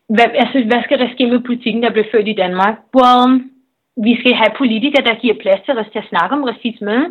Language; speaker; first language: Danish; early bilingual, other home language; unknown